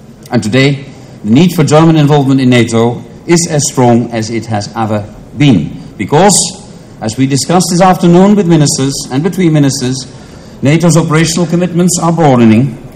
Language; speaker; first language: English; non-native, fluent; Dutch